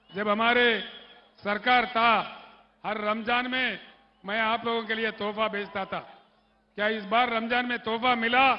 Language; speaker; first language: Hindi; non-native, local second language; Telugu